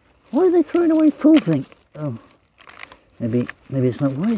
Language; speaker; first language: English; native; English